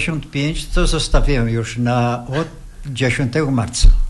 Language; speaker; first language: Polish; early bilingual, heritage; Portuguese